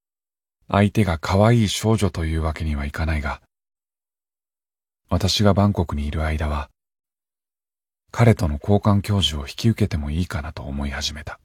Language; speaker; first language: Japanese; native; Japanese